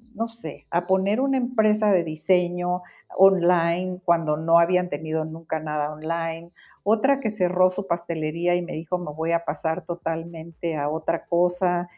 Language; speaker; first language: Spanish; native; Spanish